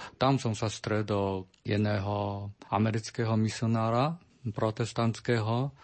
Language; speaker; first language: Slovak; non-native, learner; Chinese